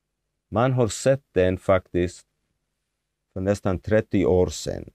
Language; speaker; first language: Swedish; non-native, fluent; Hebrew